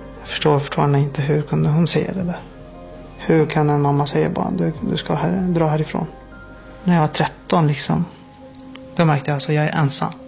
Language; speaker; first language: Swedish; non-native, fluent; Persian